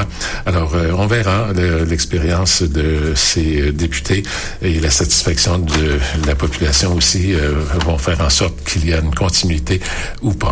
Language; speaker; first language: French; native; French